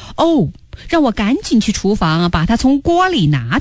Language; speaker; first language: Chinese; native; Chinese